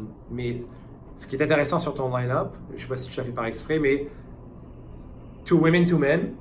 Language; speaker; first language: French; native; French